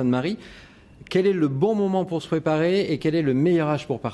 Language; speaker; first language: French; native; French